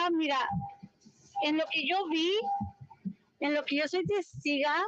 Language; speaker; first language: Spanish; early bilingual, heritage; Spanish